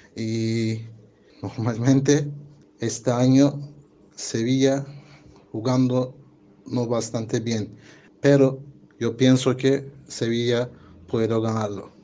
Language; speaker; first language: Spanish; non-native, learner; Turkish